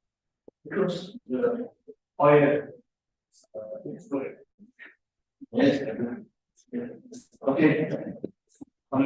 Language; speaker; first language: English; non-native, learner; Indonesian